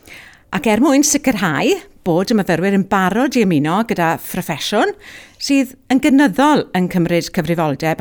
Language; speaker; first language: Welsh; native; Welsh